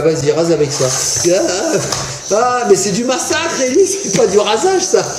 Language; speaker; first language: French; native; French